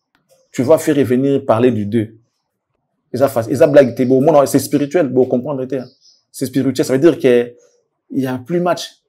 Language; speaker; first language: French; non-native, local second language; Lingala